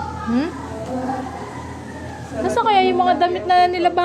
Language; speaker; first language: Filipino; native; Filipino